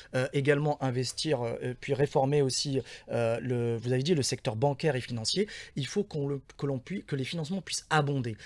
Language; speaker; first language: French; non-native, local second language; Arabic